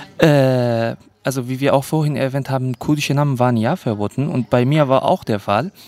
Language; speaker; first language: German; early bilingual, other home language; Kurdish